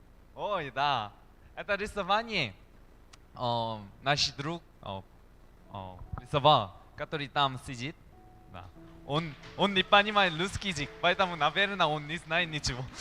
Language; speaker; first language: Russian; non-native, learner; Korean